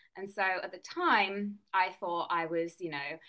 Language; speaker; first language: English; native; English